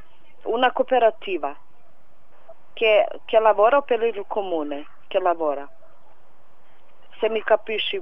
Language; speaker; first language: Italian; non-native, fluent; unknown